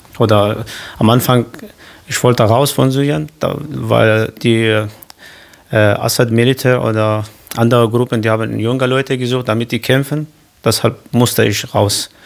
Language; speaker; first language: German; non-native, learner; Kurdish